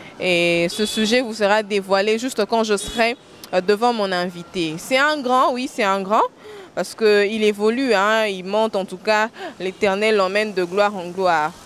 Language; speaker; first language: French; non-native, local second language; Lingala